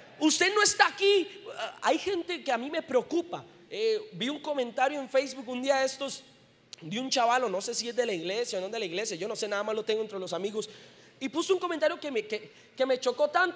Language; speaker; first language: Spanish; native; Spanish